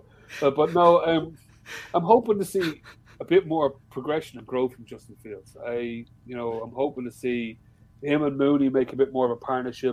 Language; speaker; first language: English; native; English